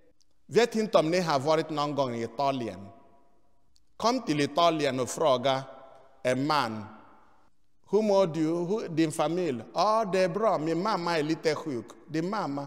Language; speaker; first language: Swedish; non-native, fluent; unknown